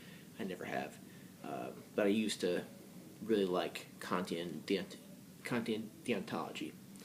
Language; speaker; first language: English; native; English